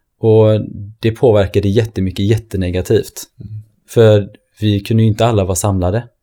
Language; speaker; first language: Swedish; early bilingual, other home language; Norwegian